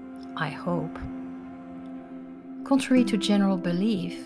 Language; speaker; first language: English; non-native, fluent; French